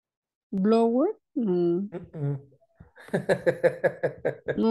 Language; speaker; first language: English; non-native, learner; Spanish